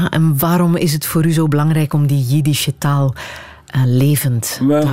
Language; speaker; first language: Dutch; native; Dutch